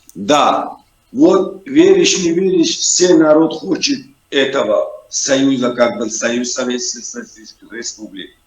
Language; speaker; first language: Russian; non-native, local second language; Tajik